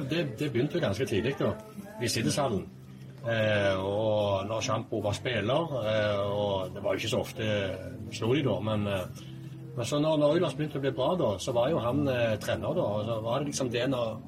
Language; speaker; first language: Norwegian; native; Norwegian